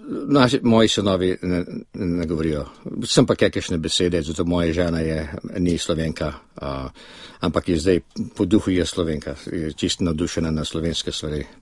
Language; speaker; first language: Slovenian; early bilingual, other home language; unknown